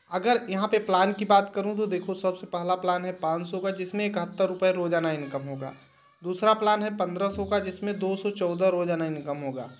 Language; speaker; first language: Hindi; native; Hindi